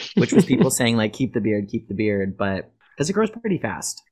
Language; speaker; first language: English; native; English